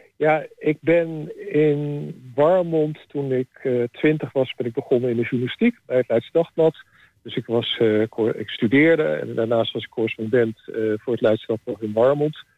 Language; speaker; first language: Dutch; native; Dutch